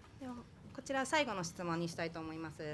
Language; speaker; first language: Japanese; native; Japanese